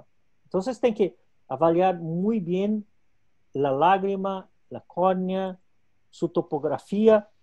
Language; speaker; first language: Spanish; non-native, local second language; Portuguese